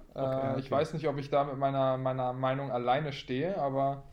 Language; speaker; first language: German; native; German